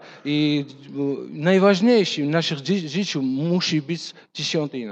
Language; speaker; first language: Polish; non-native, fluent; Russian